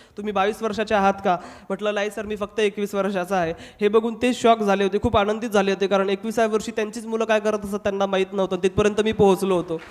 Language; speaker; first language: Marathi; non-native, local second language; Hindi